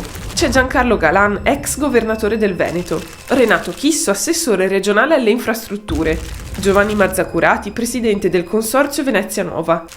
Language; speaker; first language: Italian; native; Italian